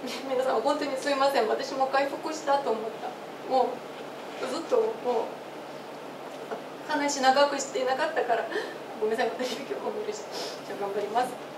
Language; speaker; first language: Japanese; non-native, fluent; Russian